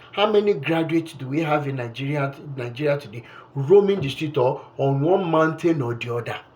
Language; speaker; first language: English; non-native, local second language; Yoruba